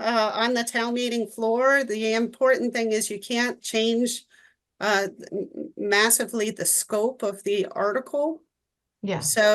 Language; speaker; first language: English; native; English